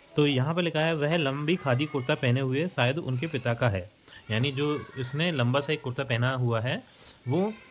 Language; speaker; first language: Hindi; native; Hindi